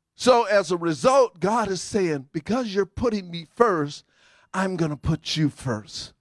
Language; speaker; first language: English; native; English